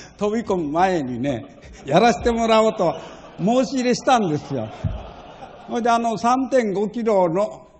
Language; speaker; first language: Japanese; native; Japanese